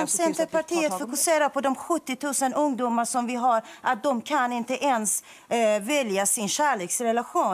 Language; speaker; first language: Swedish; non-native, fluent; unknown